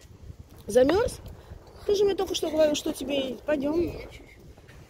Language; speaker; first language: Russian; native; Russian